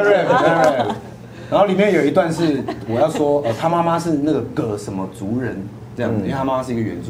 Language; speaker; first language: Chinese; native; Chinese